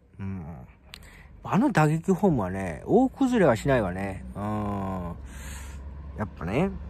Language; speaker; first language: Japanese; native; Japanese